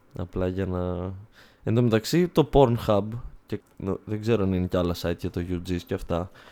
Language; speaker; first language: Greek; native; Greek